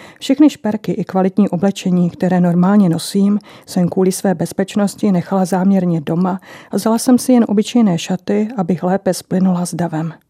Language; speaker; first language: Czech; native; Czech